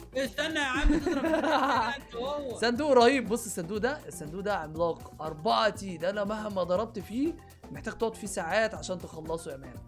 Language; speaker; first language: Arabic; native; Arabic